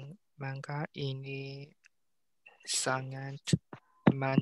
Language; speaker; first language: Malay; non-native, learner; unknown